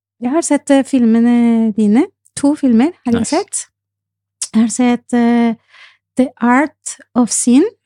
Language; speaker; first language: Norwegian; non-native, fluent; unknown